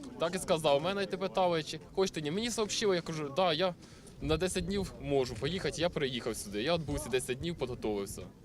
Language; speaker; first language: Ukrainian; native; Ukrainian